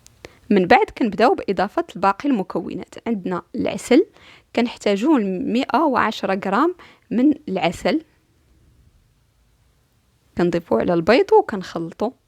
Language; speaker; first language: Arabic; native; Arabic